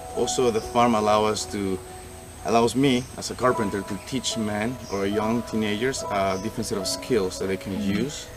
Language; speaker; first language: English; non-native, fluent; Spanish